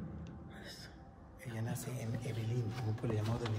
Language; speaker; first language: Spanish; non-native, fluent; Arabic